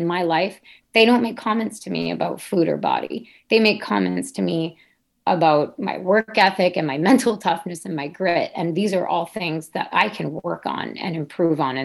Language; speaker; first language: English; native; English